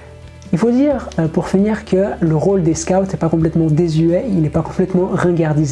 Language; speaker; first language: French; native; French